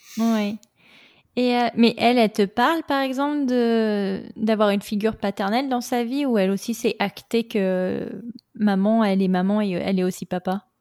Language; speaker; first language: French; native; French